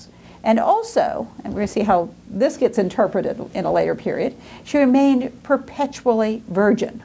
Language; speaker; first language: English; native; English